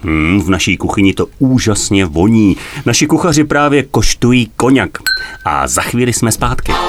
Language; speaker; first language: Czech; native; Czech